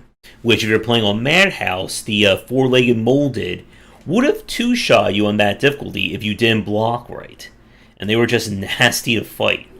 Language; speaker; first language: English; native; English